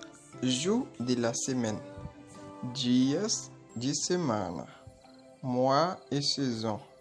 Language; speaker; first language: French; non-native, local second language; Haitian Creole